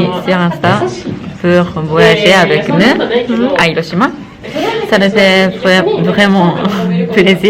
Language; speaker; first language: French; non-native, learner; Japanese